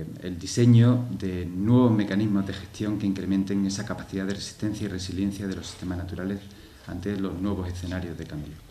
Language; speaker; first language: Spanish; native; Spanish